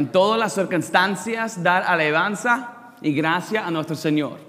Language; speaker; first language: Spanish; non-native, learner; English